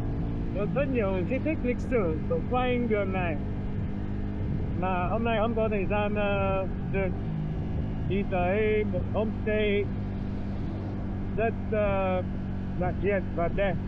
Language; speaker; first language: Vietnamese; non-native, fluent; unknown